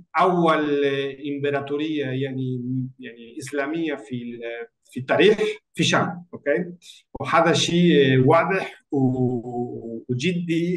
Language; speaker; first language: Arabic; non-native, learner; Spanish